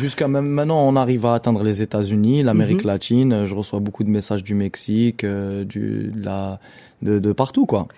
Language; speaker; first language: French; non-native, local second language; Arabic